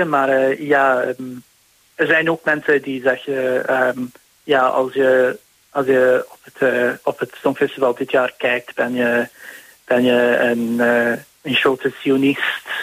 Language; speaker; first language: Dutch; non-native, fluent; English